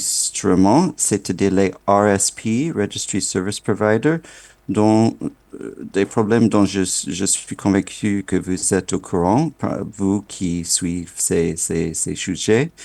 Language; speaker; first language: French; non-native, fluent; English